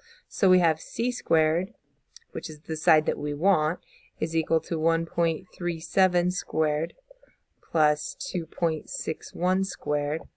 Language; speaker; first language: English; native; English